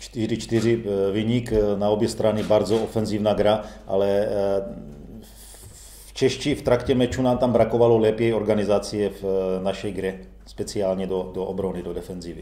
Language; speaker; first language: Polish; non-native, learner; Czech